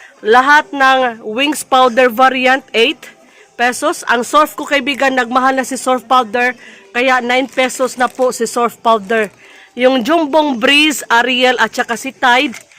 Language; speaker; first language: Filipino; non-native, local second language; Cebuano